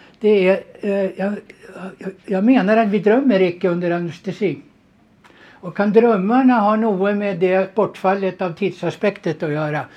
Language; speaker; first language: Swedish; native; Swedish